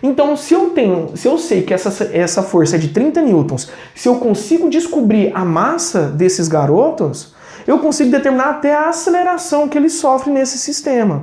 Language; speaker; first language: Portuguese; native; Portuguese